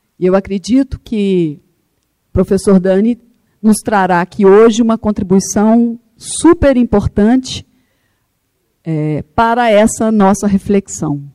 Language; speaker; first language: Portuguese; native; Portuguese